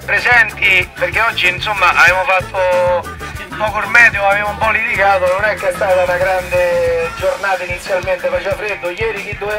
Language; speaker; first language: Italian; native; Italian